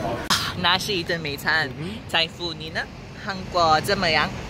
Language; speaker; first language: Chinese; non-native, learner; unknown